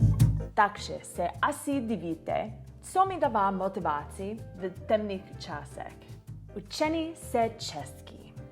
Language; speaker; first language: Czech; non-native, learner; English